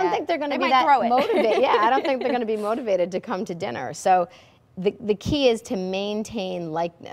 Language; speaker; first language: English; native; English